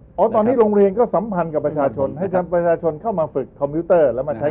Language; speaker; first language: Thai; native; Thai